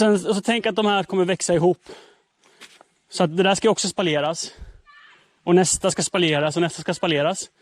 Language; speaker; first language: Swedish; native; Swedish